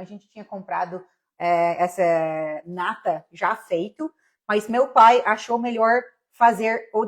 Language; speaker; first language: Portuguese; non-native, fluent; English